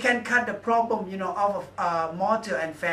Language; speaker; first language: English; non-native, learner; Thai